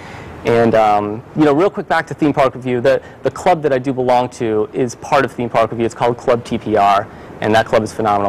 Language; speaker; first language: English; native; English